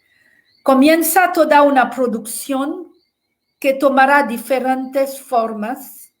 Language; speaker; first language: Spanish; non-native, fluent; French